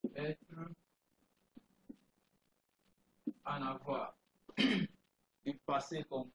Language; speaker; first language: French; non-native, fluent; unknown